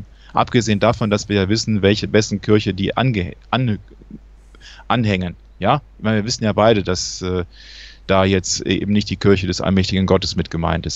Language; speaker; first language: German; native; German